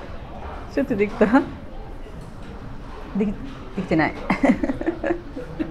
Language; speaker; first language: Japanese; non-native, learner; Arabic